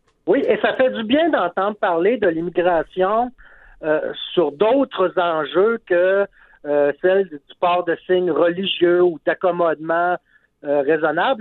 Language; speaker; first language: French; native; French